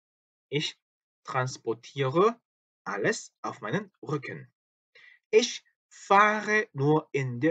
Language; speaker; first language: German; non-native, fluent; Korean